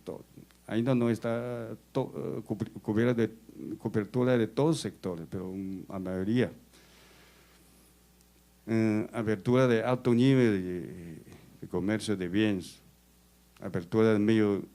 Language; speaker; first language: Portuguese; non-native, learner; Chinese